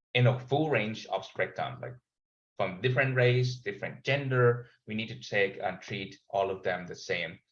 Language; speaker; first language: English; non-native, fluent; Thai